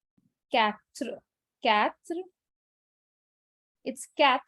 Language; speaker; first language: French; non-native, fluent; Hindi